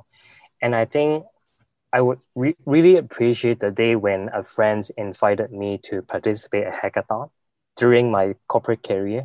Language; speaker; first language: English; non-native, local second language; Cantonese